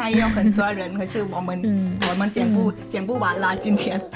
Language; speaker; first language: Chinese; non-native, learner; Thai